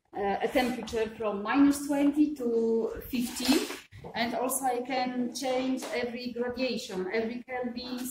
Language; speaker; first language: English; non-native, fluent; Polish